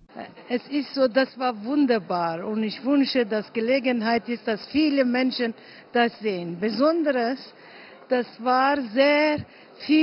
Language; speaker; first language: German; non-native, fluent; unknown